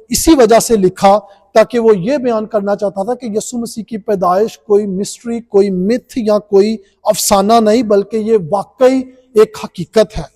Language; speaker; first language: Urdu; non-native, local second language; Punjabi